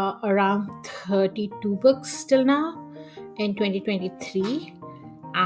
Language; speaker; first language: English; non-native, local second language; Telugu